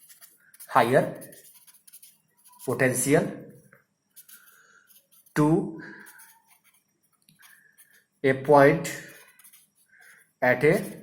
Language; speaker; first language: English; non-native, local second language; Hindi